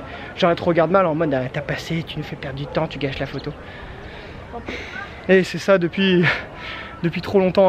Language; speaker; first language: French; native; French